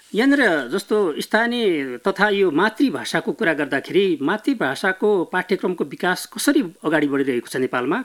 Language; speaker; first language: Nepali; native; Nepali